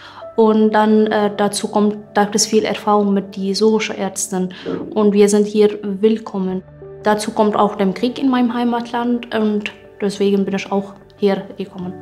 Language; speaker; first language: German; non-native, fluent; Arabic